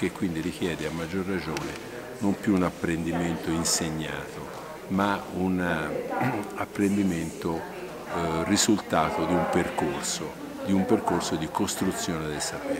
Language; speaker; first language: Italian; native; Italian